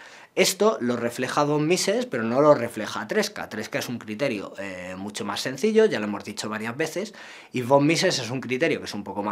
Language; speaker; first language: Spanish; native; Spanish